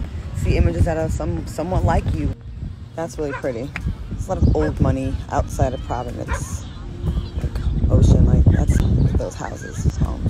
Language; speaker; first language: English; native; English